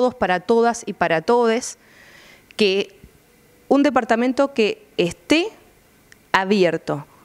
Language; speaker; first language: Spanish; native; Spanish